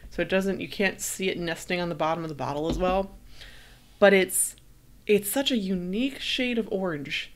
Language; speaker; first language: English; native; English